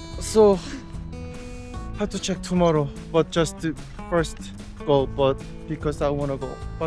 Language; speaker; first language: English; non-native, learner; Korean